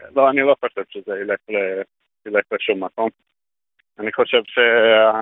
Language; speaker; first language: Hebrew; non-native, fluent; English